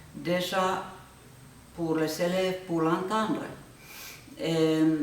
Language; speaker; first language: French; non-native, fluent; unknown